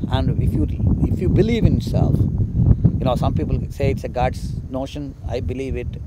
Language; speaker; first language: English; non-native, local second language; Telugu